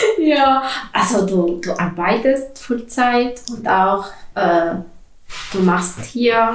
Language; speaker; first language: German; non-native, learner; Arabic